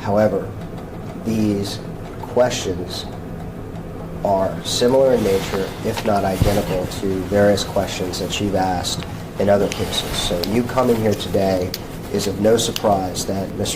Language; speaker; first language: English; native; English